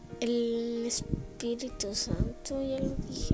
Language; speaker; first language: Spanish; early bilingual, heritage; Spanish